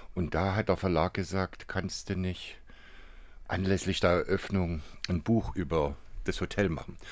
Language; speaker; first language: German; native; German